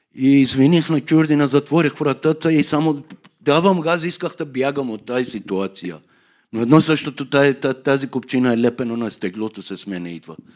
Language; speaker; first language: Bulgarian; non-native, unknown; Persian